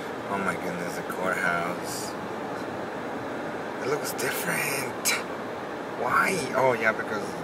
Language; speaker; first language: English; early bilingual, other home language; Spanish